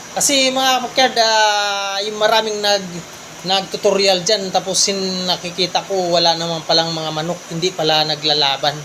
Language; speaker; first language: Filipino; non-native, local second language; Cebuano